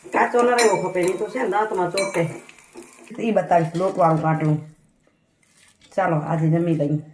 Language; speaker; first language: Gujarati; non-native, local second language; Kachhi